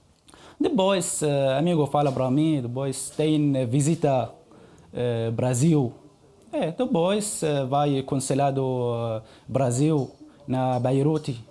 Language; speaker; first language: Portuguese; non-native, learner; Arabic